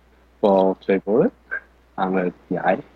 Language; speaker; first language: English; non-native, learner; Chinese